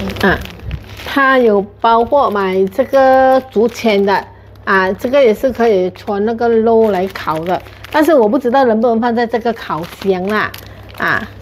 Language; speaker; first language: Chinese; native; Chinese